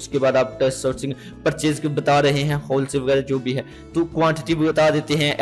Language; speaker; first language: Urdu; non-native, local second language; Punjabi